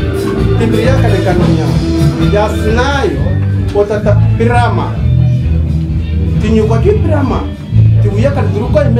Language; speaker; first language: Russian; non-native, learner; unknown